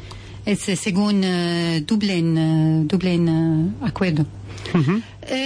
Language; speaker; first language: Spanish; non-native, learner; Arabic